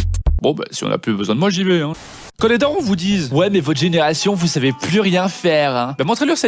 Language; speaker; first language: French; native; French